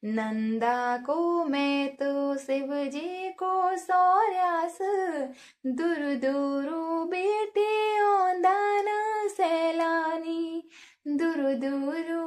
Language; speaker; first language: Hindi; native; Hindi